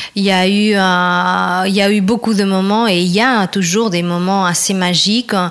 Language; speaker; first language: French; non-native, fluent; Spanish